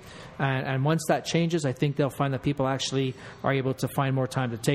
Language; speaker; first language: English; native; English